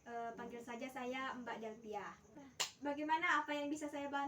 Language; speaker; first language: Indonesian; native; Indonesian